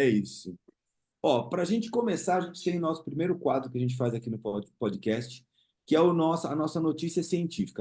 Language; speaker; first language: Portuguese; native; Portuguese